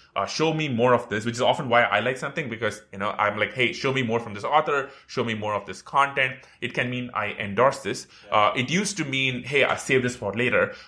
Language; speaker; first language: English; non-native, local second language; Tamil